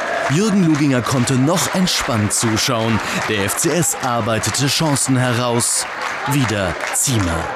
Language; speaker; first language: German; native; German